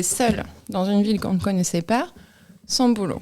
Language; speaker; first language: French; native; French